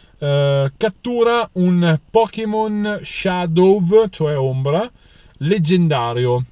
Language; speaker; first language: Italian; native; Italian